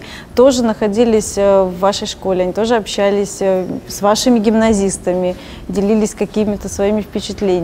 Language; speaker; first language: Russian; native; Russian